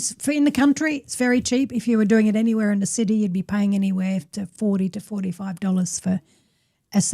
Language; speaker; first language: English; native; English